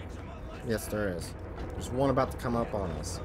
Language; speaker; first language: English; native; English